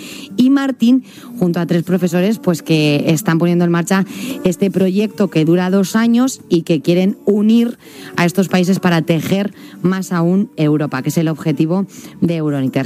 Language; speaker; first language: Spanish; native; Spanish